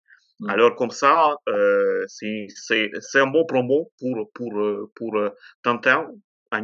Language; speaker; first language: French; non-native, fluent; Ukrainian